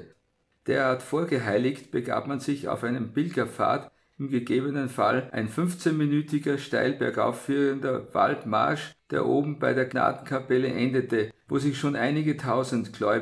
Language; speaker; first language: German; native; German